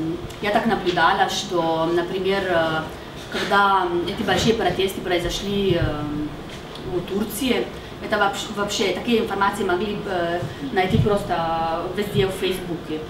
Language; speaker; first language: Russian; non-native, fluent; Slovenian